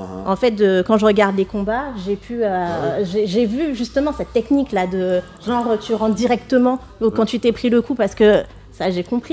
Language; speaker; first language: French; native; French